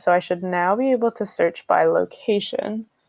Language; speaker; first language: English; native; English